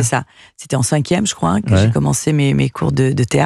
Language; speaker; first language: French; early bilingual, other home language; Portuguese